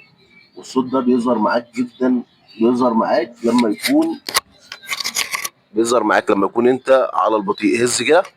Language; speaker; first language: Arabic; native; Arabic